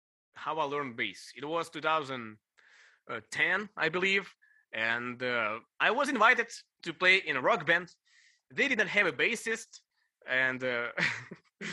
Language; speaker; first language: English; non-native, fluent; Ukrainian